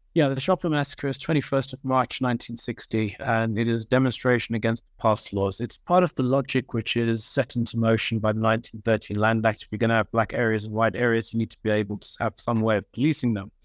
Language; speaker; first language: English; native; English